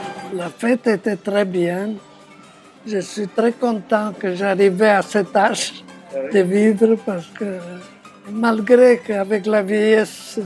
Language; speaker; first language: French; non-native, fluent; Romanian